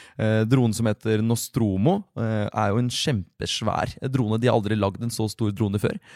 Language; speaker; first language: Norwegian; early bilingual, other home language; Russian